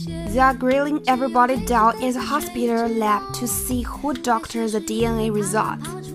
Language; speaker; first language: English; non-native, fluent; Chinese